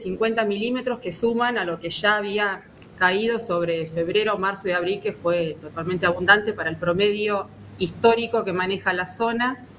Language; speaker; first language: Spanish; native; Spanish